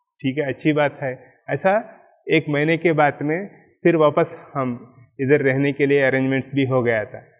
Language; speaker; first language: Hindi; non-native, local second language; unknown